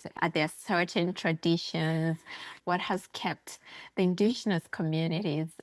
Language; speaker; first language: English; native; English